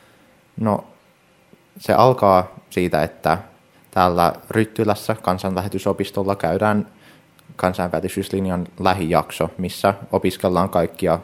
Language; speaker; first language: Finnish; early bilingual, heritage; Finnish